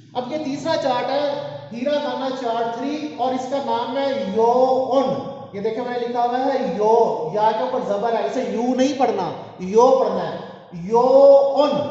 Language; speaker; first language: Urdu; native; Urdu